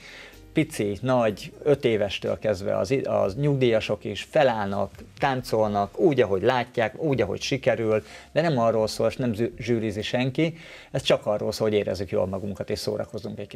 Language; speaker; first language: Hungarian; native; Hungarian